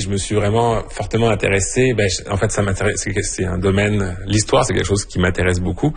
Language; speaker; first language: French; native; French